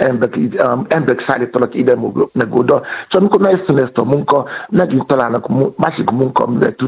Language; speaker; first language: Hungarian; non-native, learner; Yoruba